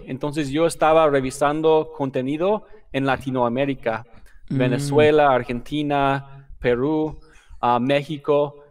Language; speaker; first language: Spanish; non-native, fluent; English